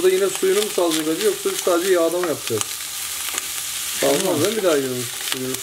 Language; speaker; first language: Turkish; native; Turkish